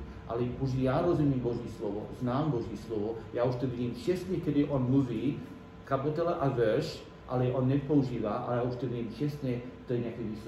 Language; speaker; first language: Czech; non-native, learner; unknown